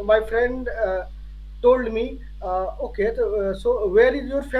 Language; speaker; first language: English; non-native, learner; Hindi